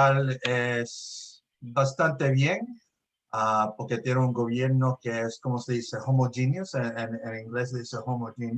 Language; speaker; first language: Spanish; early bilingual, heritage; Spanish